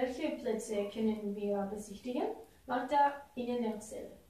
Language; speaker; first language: German; non-native, learner; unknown